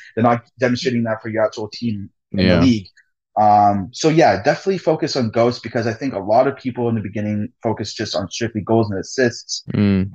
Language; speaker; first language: English; native; English